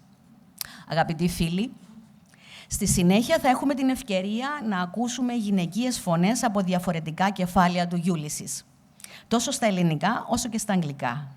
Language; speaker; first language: Greek; native; Greek